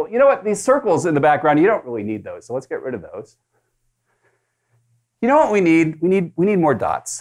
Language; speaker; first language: English; native; English